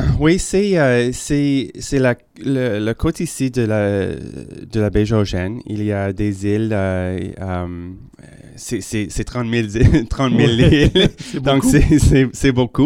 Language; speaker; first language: French; non-native, local second language; English